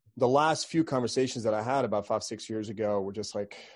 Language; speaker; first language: English; non-native, fluent; Croatian